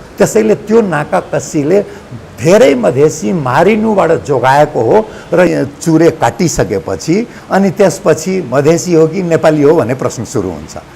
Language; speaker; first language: Nepali; non-native, local second language; Maithili